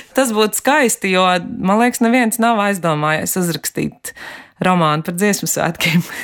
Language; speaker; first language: Latvian; native; Latvian